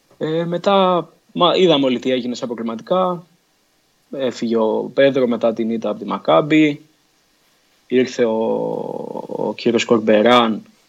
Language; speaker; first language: Greek; early bilingual, other home language; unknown